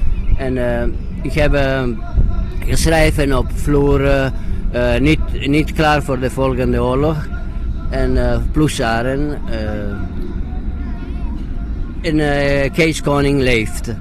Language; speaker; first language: Dutch; non-native, learner; Italian